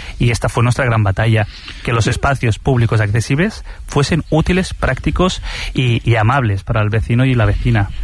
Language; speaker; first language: Spanish; early bilingual, other home language; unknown